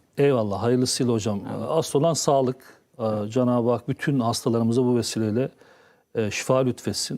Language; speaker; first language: Turkish; native; Turkish